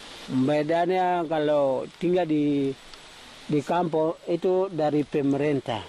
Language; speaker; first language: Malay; non-native, local second language; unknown